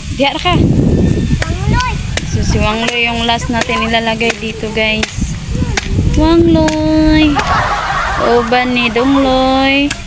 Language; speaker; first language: Filipino; non-native, local second language; Cebuano